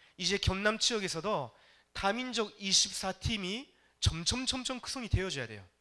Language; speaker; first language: Korean; non-native, fluent; Japanese